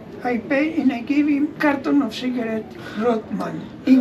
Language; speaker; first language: English; non-native, learner; German